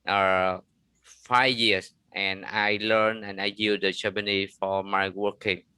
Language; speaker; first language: English; non-native, learner; Vietnamese